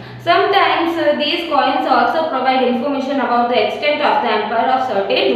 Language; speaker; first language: English; non-native, local second language; Hindi